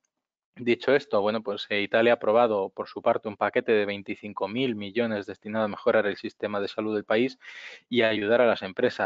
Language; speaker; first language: Spanish; native; Spanish